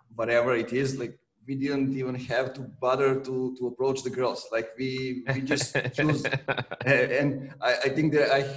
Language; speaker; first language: English; non-native, fluent; Serbian